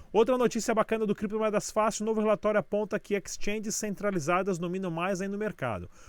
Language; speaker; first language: Portuguese; native; Portuguese